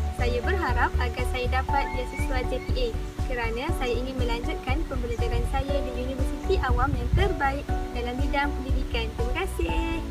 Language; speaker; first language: Malay; native; Malay